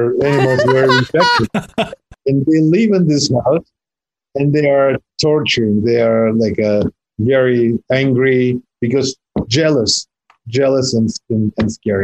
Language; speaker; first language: English; non-native, fluent; Russian